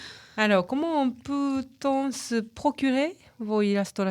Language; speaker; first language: French; non-native, fluent; Japanese